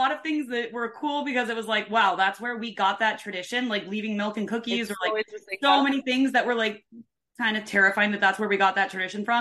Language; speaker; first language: English; native; English